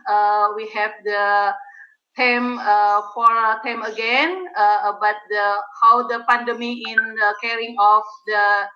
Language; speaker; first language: English; non-native, learner; Indonesian